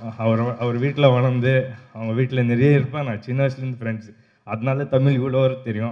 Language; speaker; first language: Tamil; non-native, local second language; Kannada